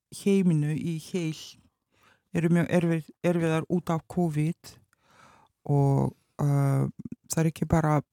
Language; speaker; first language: Icelandic; non-native, learner; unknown